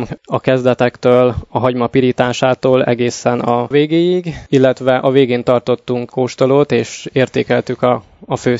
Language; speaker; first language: Hungarian; native; Hungarian